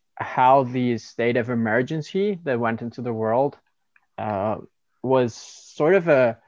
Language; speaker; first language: English; non-native, fluent; Spanish